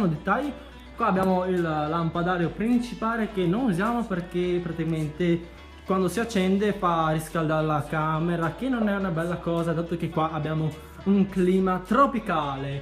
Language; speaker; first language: Italian; early bilingual, other home language; Chinese